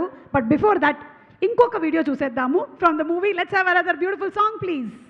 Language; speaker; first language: Telugu; native; Telugu